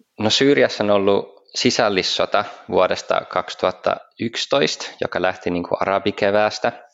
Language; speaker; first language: Finnish; native; Finnish